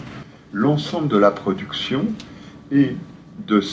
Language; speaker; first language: French; native; French